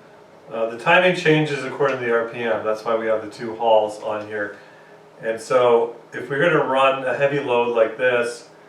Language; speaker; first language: English; native; English